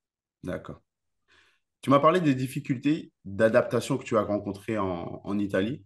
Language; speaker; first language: French; native; French